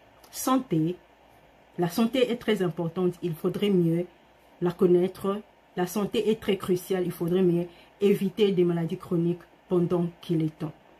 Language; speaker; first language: French; non-native, local second language; Lingala